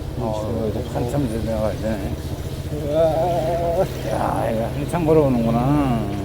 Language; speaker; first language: Korean; native; Korean